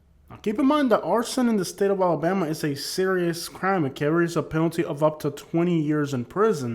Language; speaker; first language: English; native; English